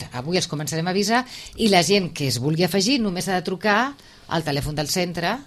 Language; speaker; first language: Catalan; native; Catalan